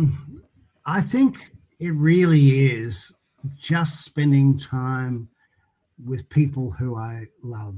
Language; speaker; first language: English; native; English